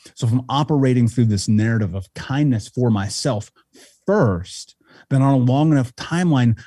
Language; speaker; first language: English; native; English